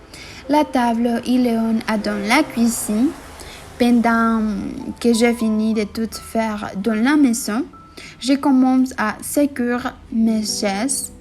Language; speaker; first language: French; non-native, learner; Spanish